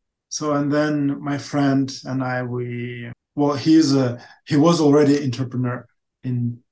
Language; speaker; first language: English; non-native, fluent; Ukrainian